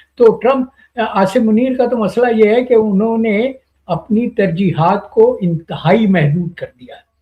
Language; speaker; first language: Urdu; native; Urdu